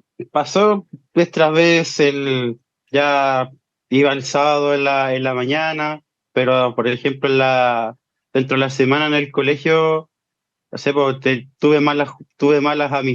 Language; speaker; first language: Spanish; native; Spanish